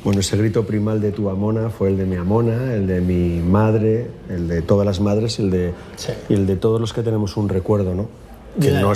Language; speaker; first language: Spanish; native; Spanish